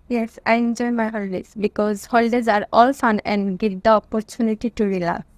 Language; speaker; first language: English; non-native, learner; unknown